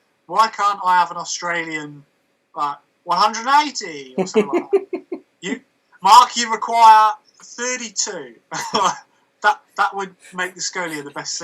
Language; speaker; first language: English; native; English